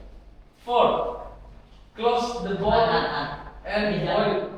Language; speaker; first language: English; non-native, learner; Indonesian